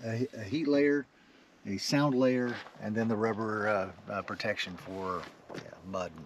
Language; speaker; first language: English; native; English